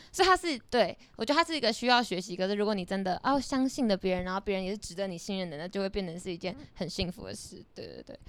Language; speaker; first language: Chinese; native; Chinese